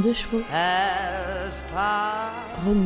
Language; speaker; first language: French; native; French